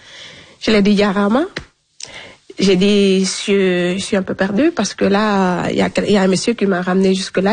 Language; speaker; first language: French; non-native, local second language; Fula